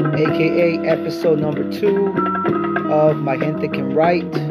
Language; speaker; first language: English; early bilingual, other home language; Spanish